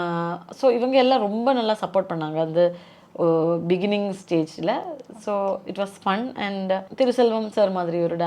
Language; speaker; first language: Tamil; non-native, local second language; Malayalam